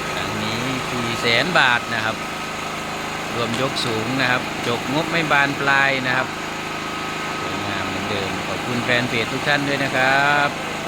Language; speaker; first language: Thai; native; Thai